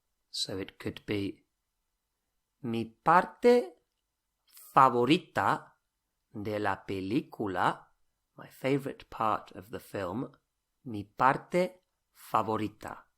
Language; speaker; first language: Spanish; non-native, fluent; English